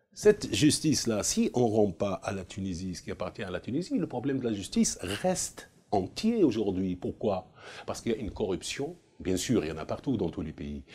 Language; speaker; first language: French; non-native, local second language; Arabic